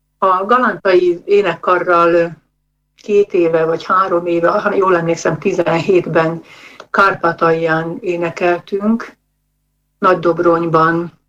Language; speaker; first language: Hungarian; native; Hungarian